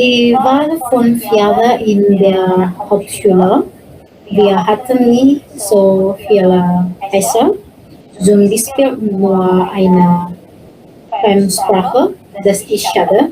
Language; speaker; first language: German; non-native, learner; Indonesian